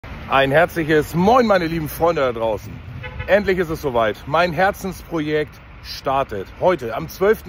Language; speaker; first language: German; native; German